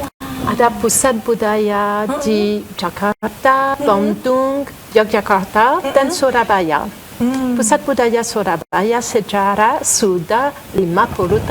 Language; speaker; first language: Indonesian; non-native, learner; French